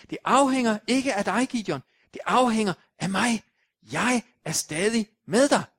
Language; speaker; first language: Danish; native; Danish